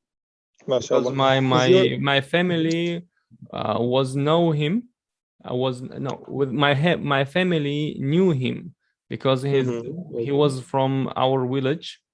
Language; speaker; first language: English; non-native, learner; Chechen